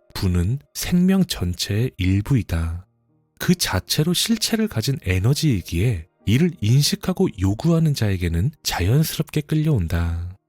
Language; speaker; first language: Korean; native; Korean